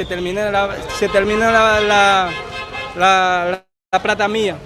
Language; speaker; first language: Spanish; non-native, learner; Haitian Creole